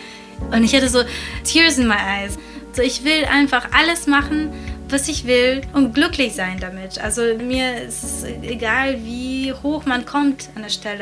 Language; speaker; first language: German; non-native, fluent; Latvian